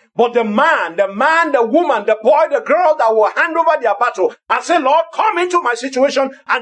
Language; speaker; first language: English; non-native, local second language; Yoruba